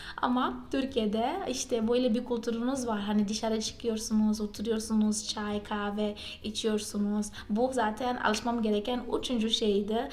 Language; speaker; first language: Turkish; non-native, fluent; Portuguese